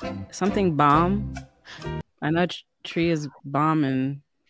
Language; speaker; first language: English; native; English